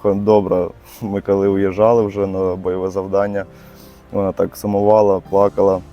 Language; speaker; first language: Ukrainian; non-native, local second language; Russian